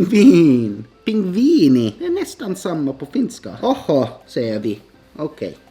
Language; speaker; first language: Swedish; non-native, fluent; English